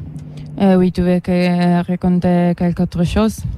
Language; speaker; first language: French; non-native, learner; Italian